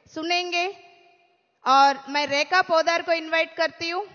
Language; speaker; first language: Hindi; non-native, local second language; Telugu